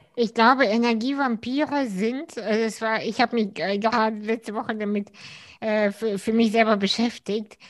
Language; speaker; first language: German; early bilingual, other home language; Russian